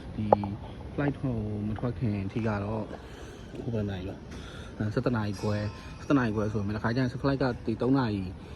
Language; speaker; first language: Burmese; native; Burmese